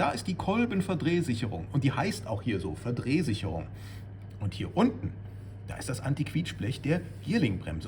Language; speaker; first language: German; native; German